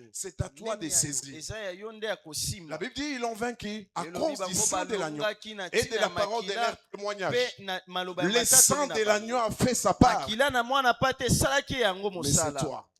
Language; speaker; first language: French; non-native, local second language; Lingala